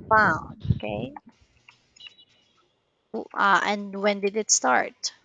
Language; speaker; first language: English; non-native, local second language; Filipino